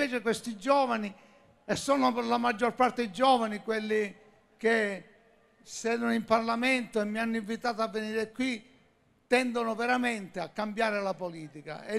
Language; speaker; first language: Italian; native; Italian